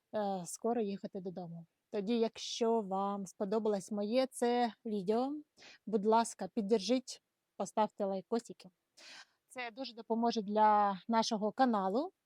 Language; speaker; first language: Ukrainian; non-native, local second language; Russian